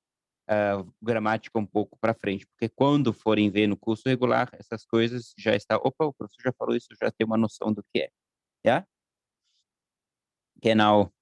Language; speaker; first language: Portuguese; non-native, fluent; German